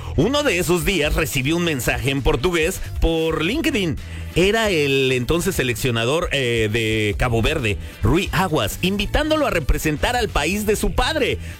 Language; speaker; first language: Spanish; native; Spanish